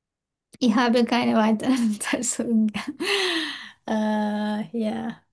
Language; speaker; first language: German; non-native, learner; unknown